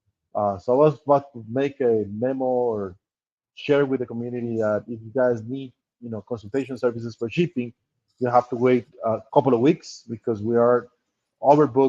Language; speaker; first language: English; non-native, fluent; Spanish